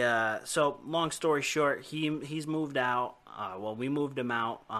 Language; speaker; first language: English; native; English